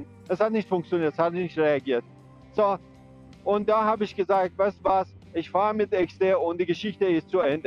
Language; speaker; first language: German; non-native, fluent; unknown